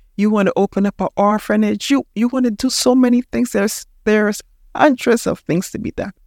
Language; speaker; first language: English; early bilingual, heritage; Spanish